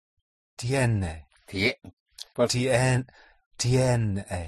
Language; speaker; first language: Spanish; non-native, learner; English